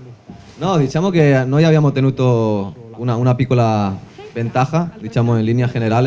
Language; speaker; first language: Italian; non-native, fluent; Spanish